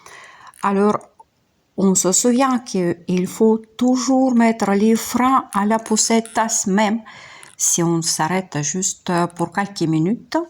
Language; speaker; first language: French; non-native, fluent; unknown